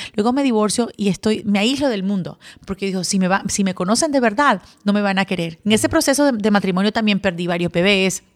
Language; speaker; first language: Spanish; early bilingual, other home language; English